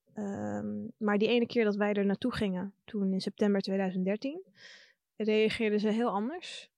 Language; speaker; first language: Dutch; early bilingual, other home language; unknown